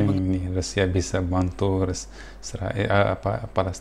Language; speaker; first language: Indonesian; non-native, fluent; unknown